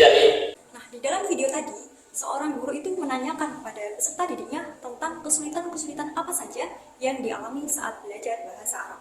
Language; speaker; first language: Indonesian; native; Indonesian